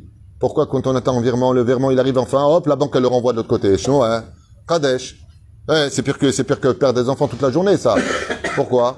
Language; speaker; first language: French; native; French